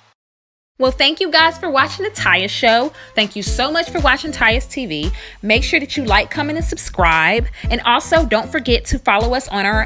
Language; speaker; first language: English; native; English